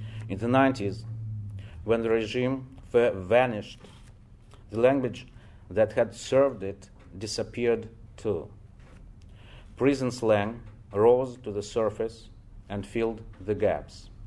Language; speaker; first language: English; non-native, fluent; Russian